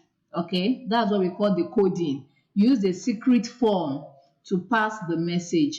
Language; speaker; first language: English; non-native, local second language; Yoruba